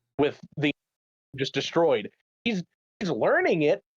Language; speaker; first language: English; native; English